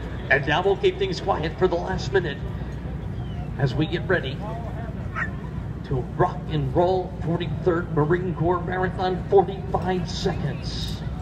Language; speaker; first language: English; native; English